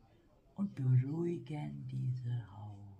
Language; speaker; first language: German; non-native, fluent; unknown